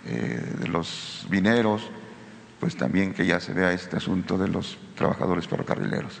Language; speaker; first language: Spanish; native; Spanish